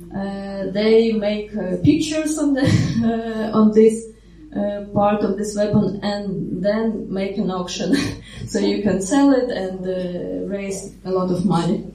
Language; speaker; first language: English; non-native, fluent; Ukrainian